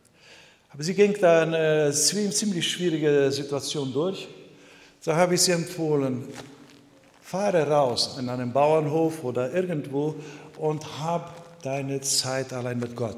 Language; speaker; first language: German; non-native, fluent; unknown